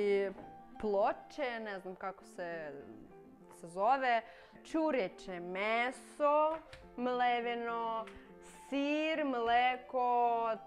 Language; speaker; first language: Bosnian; non-native, learner; Russian